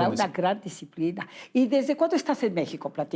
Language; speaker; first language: Spanish; native; Spanish